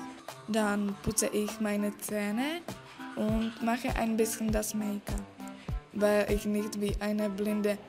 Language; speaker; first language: German; non-native, learner; Czech